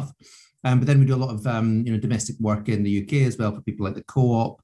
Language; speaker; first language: English; native; English